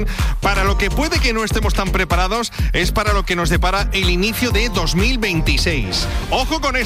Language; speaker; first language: Spanish; native; Spanish